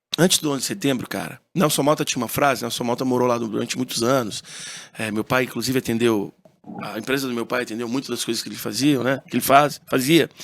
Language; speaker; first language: Portuguese; early bilingual, heritage; Portuguese